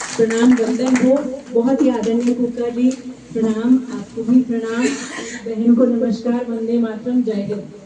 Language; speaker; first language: Hindi; non-native, local second language; Punjabi